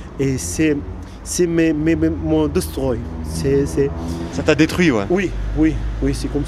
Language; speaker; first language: French; non-native, learner; Arabic